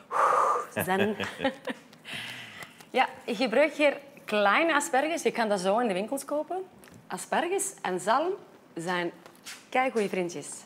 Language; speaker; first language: Dutch; non-native, fluent; Icelandic